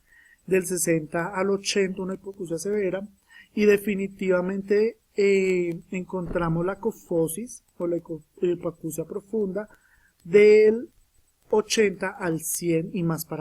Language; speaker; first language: Spanish; native; Spanish